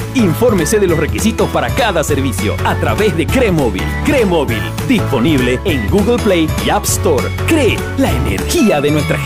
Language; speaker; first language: Spanish; native; Spanish